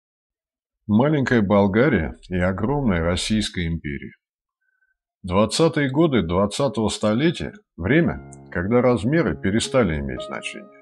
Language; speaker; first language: Russian; native; Russian